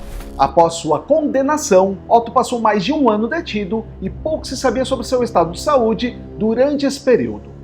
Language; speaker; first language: Portuguese; native; Portuguese